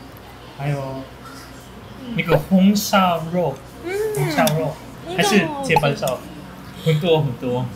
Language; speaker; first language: Chinese; non-native, learner; Korean